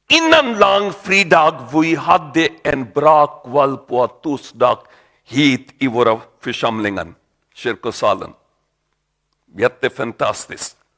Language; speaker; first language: Swedish; non-native, learner; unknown